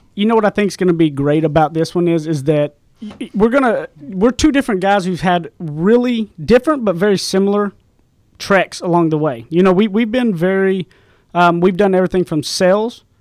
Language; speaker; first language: English; native; English